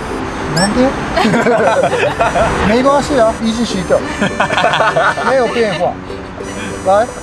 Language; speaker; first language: Chinese; non-native, fluent; Japanese